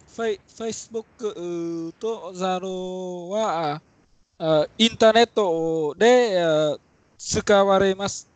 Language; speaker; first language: Japanese; non-native, learner; Vietnamese